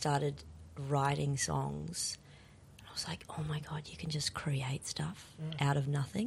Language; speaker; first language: English; native; English